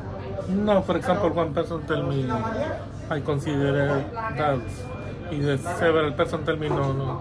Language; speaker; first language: English; non-native, learner; Spanish